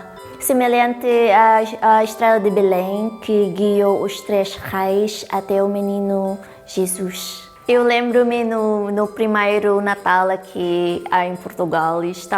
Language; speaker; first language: Portuguese; non-native, fluent; Cebuano